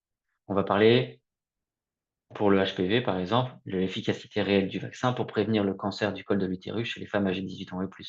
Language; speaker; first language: French; native; French